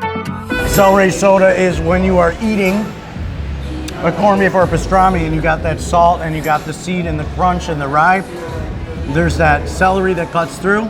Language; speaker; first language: English; native; English